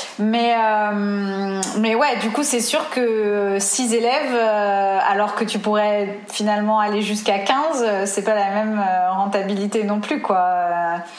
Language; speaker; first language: French; native; French